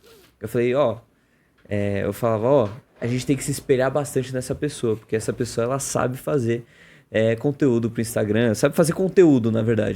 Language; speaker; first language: Portuguese; native; Portuguese